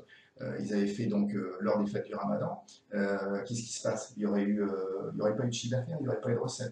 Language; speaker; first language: French; native; French